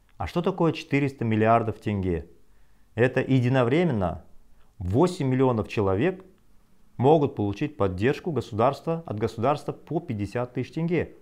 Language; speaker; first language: Russian; non-native, local second language; Kazakh